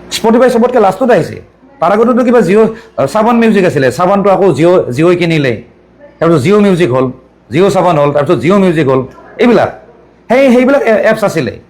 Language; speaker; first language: Assamese; native; Assamese